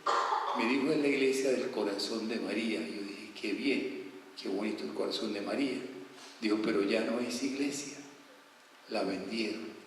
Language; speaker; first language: Spanish; native; Spanish